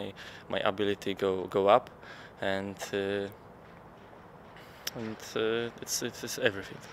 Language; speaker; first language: English; non-native, learner; Polish